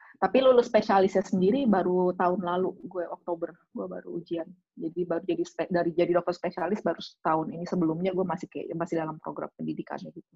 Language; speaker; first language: Indonesian; native; Indonesian